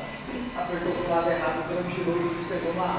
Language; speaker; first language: Portuguese; native; Portuguese